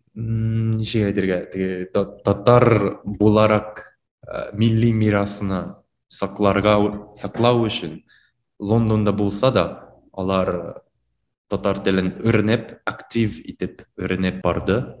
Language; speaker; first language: Tatar; non-native, learner; Japanese